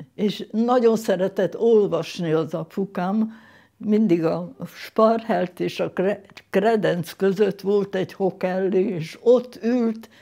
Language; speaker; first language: Hungarian; non-native, local second language; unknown